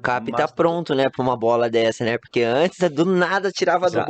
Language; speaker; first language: Portuguese; native; Portuguese